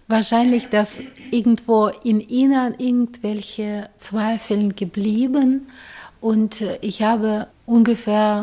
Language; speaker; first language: German; non-native, fluent; Russian